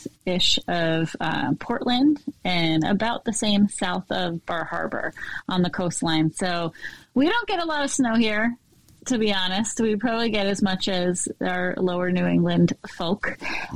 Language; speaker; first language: English; native; English